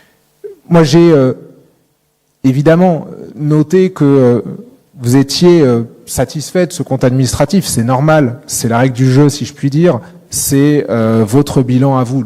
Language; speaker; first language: French; native; French